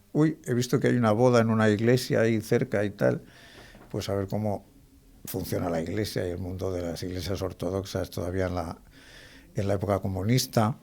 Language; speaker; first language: Spanish; native; Spanish